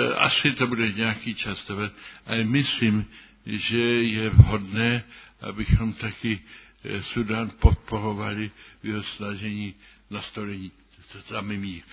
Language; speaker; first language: Czech; early bilingual, other home language; German